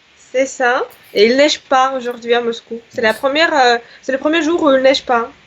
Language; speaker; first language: French; non-native, fluent; Russian